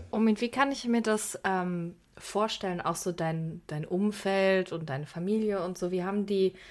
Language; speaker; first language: German; early bilingual, other home language; Persian